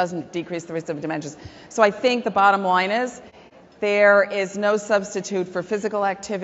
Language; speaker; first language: English; native; English